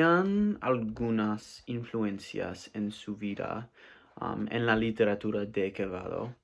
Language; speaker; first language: Spanish; non-native, learner; English